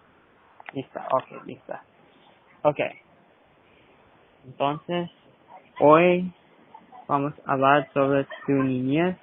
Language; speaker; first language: Spanish; early bilingual, heritage; Spanish